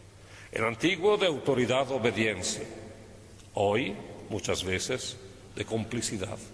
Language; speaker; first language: Spanish; non-native, fluent; Italian